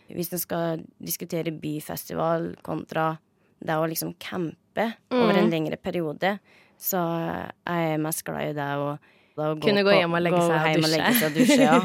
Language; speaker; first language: Norwegian; native; Norwegian